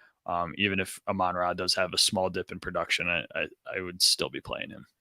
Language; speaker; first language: English; native; English